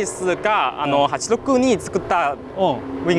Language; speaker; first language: Japanese; non-native, learner; Chinese